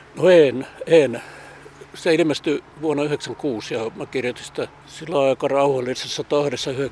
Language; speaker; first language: Finnish; native; Finnish